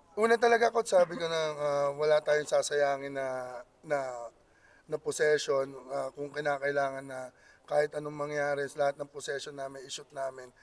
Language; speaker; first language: Filipino; native; Filipino